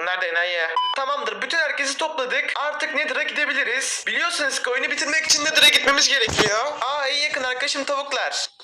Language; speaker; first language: Turkish; native; Turkish